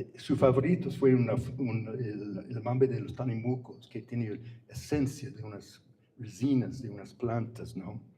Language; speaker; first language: Spanish; non-native, fluent; English